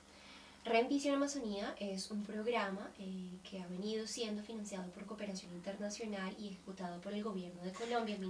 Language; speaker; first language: Spanish; native; Spanish